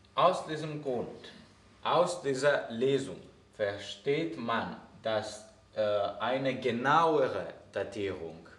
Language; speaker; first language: German; non-native, fluent; Greek